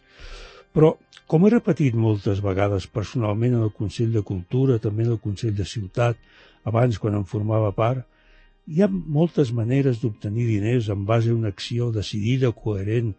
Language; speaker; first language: Catalan; native; Catalan